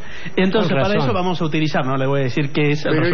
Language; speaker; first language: Spanish; native; Spanish